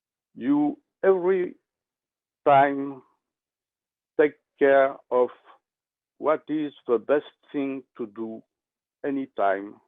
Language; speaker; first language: English; non-native, learner; French